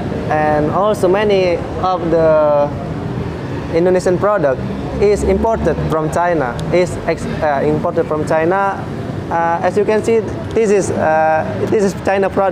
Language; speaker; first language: English; non-native, fluent; Indonesian